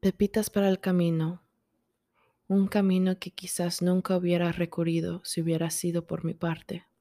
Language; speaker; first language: Spanish; early bilingual, heritage; Spanish